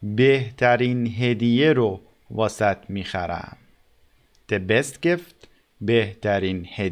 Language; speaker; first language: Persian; native; Persian